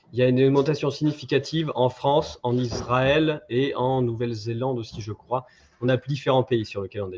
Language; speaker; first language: French; native; French